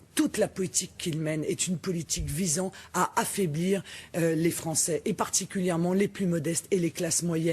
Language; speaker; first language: French; native; French